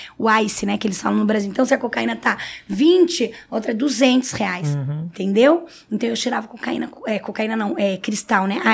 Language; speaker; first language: Portuguese; native; Portuguese